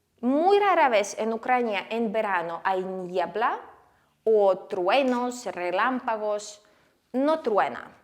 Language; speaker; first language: Spanish; non-native, fluent; Ukrainian